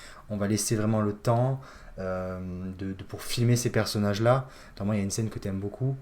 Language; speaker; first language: French; native; French